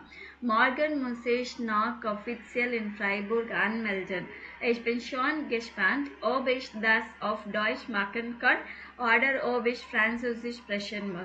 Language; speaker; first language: German; non-native, fluent; Tamil